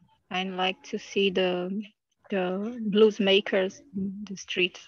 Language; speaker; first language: English; non-native, learner; Portuguese